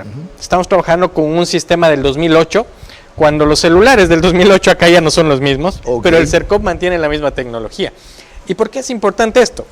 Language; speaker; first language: Spanish; native; Spanish